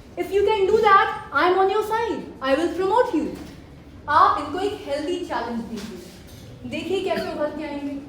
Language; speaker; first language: Hindi; native; Hindi